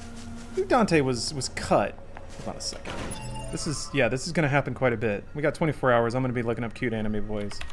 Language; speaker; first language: English; native; English